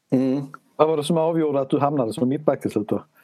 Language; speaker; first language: Swedish; native; Swedish